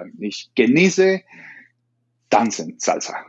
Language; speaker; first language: German; non-native, learner; Spanish